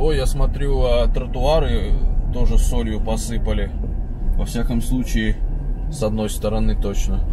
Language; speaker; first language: Russian; native; Russian